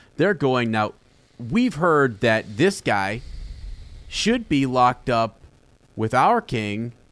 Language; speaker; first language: English; native; English